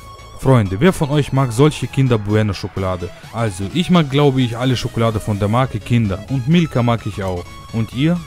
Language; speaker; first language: German; native; German